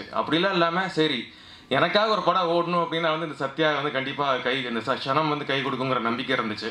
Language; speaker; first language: Tamil; native; Tamil